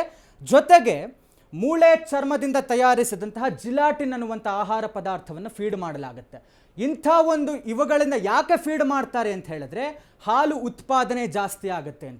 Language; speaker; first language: Kannada; native; Kannada